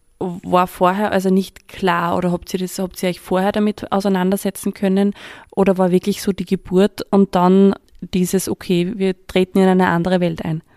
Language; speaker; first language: German; native; German